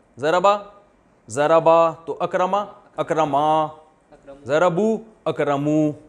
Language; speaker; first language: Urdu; native; Urdu